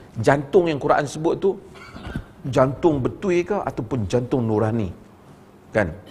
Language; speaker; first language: Malay; native; Malay